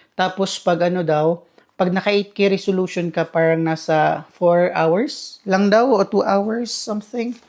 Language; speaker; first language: Filipino; non-native, local second language; Cebuano